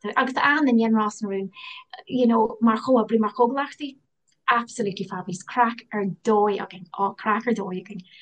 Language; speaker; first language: Irish; non-native, local second language; English